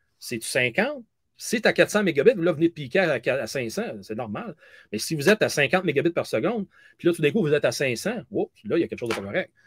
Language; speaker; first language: French; native; French